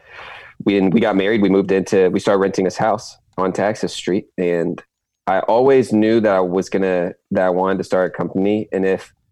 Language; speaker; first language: English; native; English